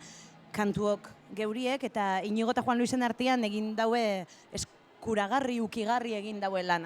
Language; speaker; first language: Basque; native; Basque